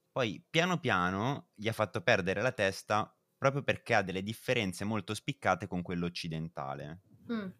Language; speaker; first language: Italian; native; Italian